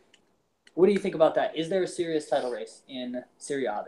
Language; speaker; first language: English; native; English